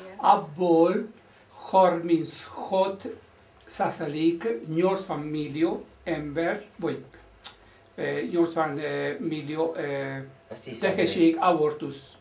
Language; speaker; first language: Hungarian; non-native, fluent; Spanish